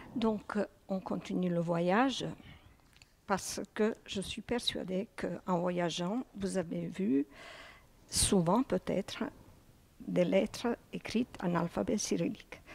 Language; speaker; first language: French; early bilingual, other home language; Croatian